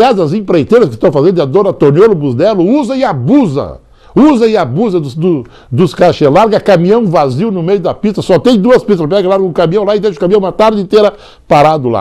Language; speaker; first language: Portuguese; native; Portuguese